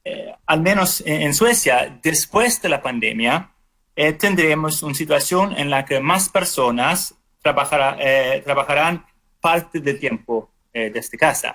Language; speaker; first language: Spanish; non-native, fluent; Swedish